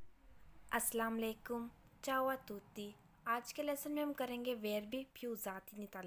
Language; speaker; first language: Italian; non-native, learner; Urdu